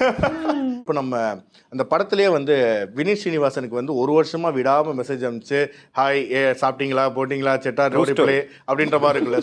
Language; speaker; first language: Tamil; native; Tamil